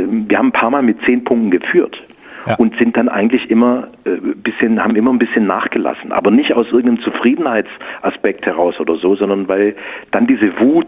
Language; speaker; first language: German; native; German